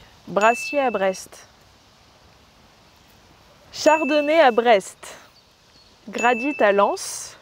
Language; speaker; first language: French; native; French